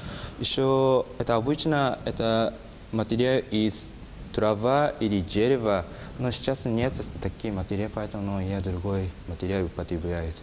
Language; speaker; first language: Russian; non-native, learner; Japanese